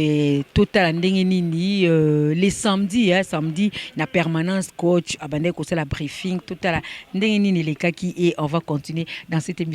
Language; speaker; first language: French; non-native, local second language; Lingala